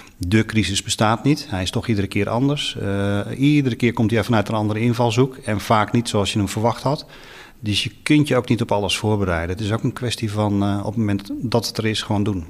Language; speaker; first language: Dutch; native; Dutch